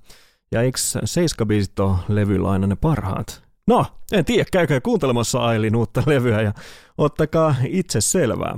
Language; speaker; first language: Finnish; native; Finnish